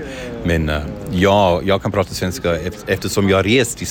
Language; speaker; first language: Swedish; non-native, fluent; English